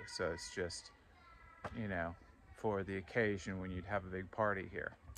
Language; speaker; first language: English; native; English